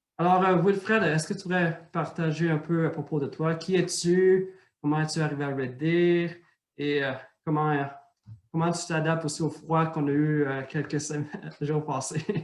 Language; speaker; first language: French; native; French